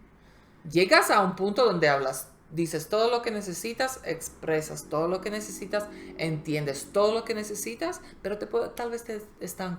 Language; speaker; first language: Spanish; non-native, fluent; Slovak